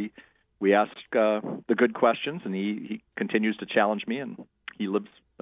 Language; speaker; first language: English; native; English